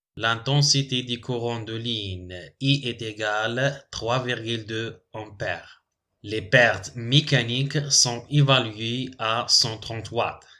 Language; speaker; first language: French; non-native, local second language; Arabic